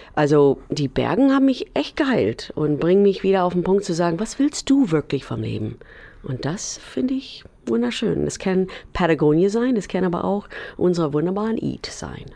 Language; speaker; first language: German; non-native, fluent; English